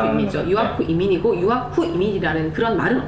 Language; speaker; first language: Korean; native; Korean